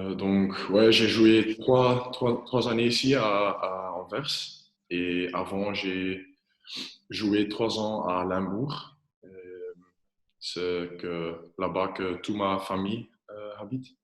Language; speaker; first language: French; non-native, local second language; Dutch